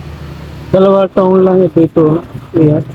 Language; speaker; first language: Filipino; non-native, learner; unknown